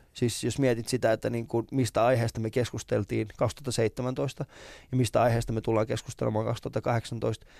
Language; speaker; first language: Finnish; early bilingual, other home language; Persian